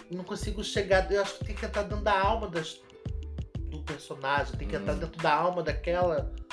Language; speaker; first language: Portuguese; native; Portuguese